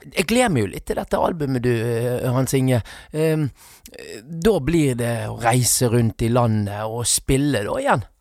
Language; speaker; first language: Norwegian; native; Norwegian